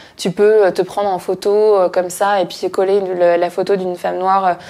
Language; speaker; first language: French; native; French